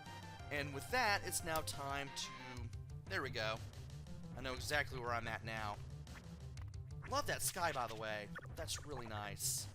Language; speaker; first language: English; native; English